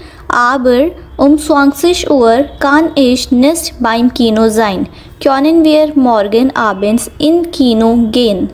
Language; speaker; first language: German; non-native, fluent; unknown